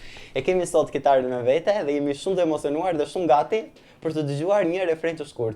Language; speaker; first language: Albanian; native; Albanian